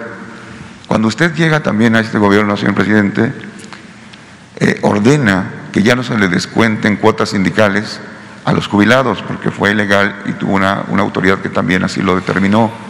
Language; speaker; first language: Spanish; native; Spanish